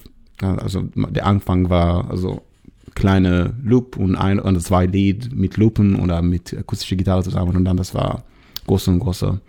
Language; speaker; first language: German; non-native, learner; Hebrew